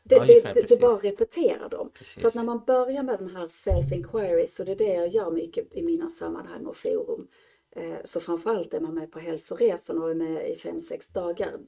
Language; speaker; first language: Swedish; native; Swedish